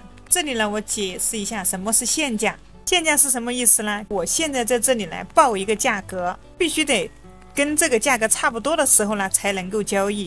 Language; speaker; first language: Chinese; native; Chinese